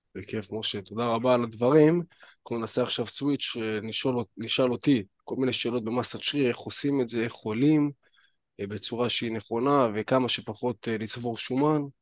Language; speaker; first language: Hebrew; native; Hebrew